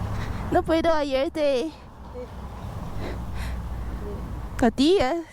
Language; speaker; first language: Spanish; non-native, learner; English